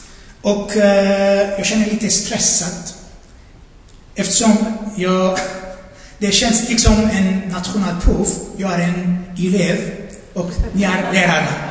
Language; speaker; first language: Swedish; non-native, fluent; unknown